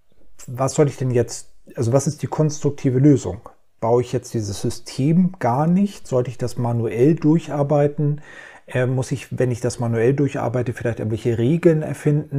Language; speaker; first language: German; native; German